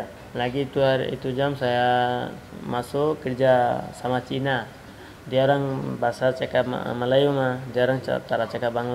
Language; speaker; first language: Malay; non-native, learner; Bangla